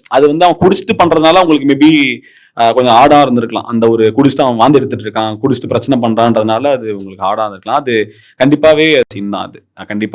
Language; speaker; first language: Tamil; native; Tamil